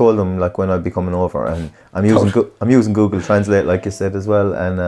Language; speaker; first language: English; native; English